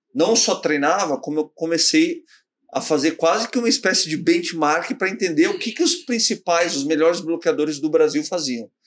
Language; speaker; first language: Portuguese; native; Portuguese